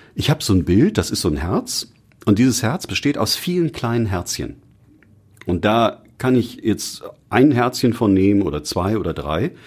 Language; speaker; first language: German; native; German